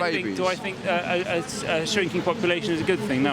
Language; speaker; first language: English; native; English